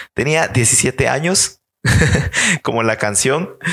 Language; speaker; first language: Spanish; native; Spanish